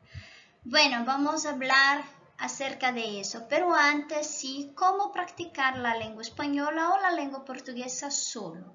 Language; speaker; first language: Spanish; non-native, local second language; Portuguese